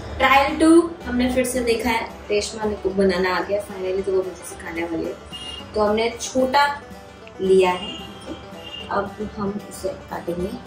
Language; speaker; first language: Hindi; native; Hindi